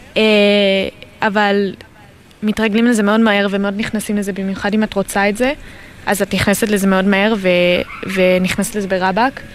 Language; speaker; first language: Hebrew; non-native, fluent; Azerbaijani